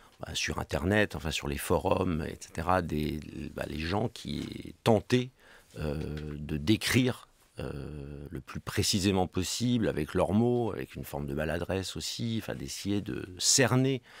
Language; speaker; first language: French; native; French